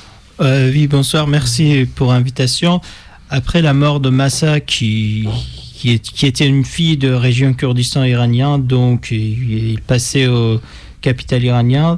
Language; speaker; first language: French; non-native, fluent; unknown